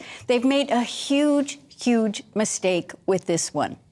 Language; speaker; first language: English; native; English